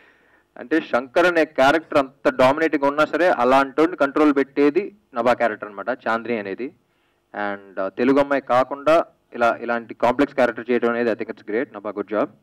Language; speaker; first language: Telugu; native; Telugu